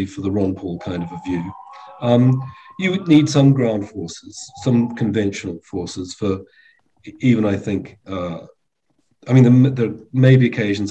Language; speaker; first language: English; native; English